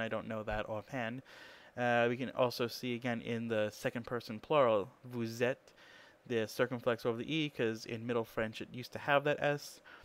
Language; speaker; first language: English; native; English